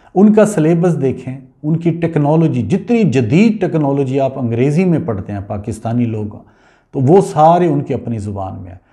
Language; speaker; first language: Urdu; non-native, local second language; Punjabi